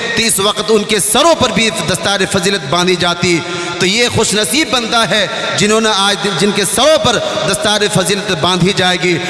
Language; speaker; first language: Urdu; non-native, local second language; Bangla